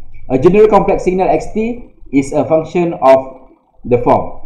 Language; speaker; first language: English; non-native, local second language; Malay